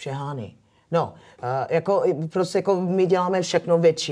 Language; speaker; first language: Czech; non-native, fluent; English